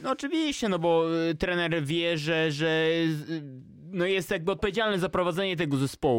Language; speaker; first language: Polish; native; Polish